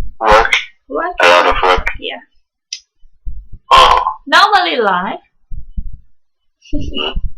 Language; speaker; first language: English; non-native, learner; Thai